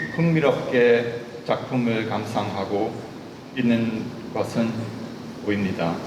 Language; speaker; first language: Korean; non-native, fluent; German